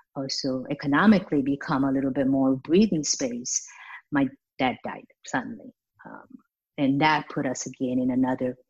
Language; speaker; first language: English; early bilingual, other home language; Spanish